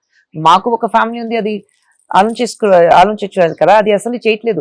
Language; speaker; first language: Telugu; non-native, fluent; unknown